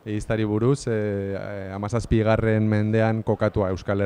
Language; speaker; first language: Basque; non-native, local second language; Spanish